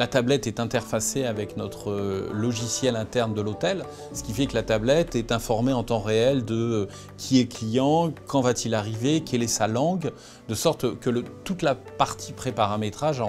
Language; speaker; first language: French; native; French